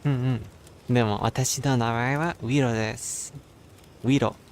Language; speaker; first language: Japanese; non-native, learner; English